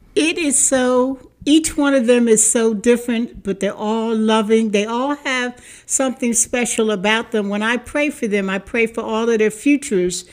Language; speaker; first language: English; native; English